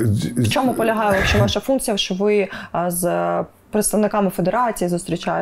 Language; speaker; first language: Ukrainian; native; Ukrainian